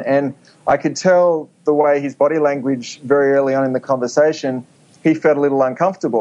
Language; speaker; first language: English; native; English